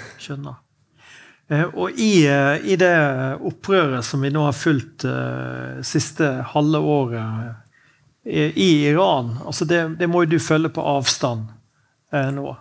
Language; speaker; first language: Norwegian; native; Norwegian